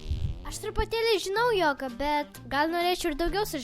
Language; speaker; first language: Lithuanian; early bilingual, heritage; Lithuanian